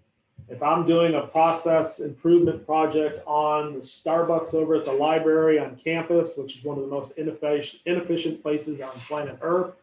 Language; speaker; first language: English; native; English